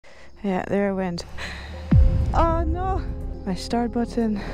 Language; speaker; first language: English; non-native, fluent; Dutch